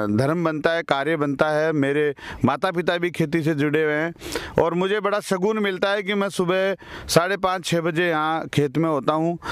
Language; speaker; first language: Hindi; native; Hindi